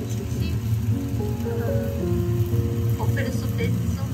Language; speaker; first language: Italian; non-native, learner; Japanese